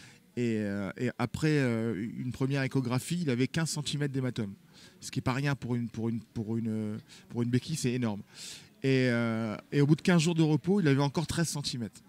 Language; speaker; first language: French; native; French